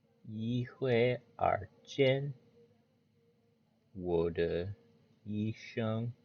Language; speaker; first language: Chinese; non-native, learner; English